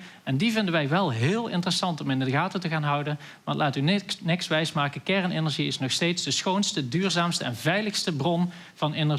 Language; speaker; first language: Dutch; native; Dutch